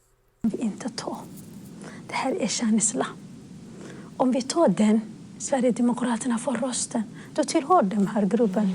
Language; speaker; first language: Swedish; non-native, fluent; Somali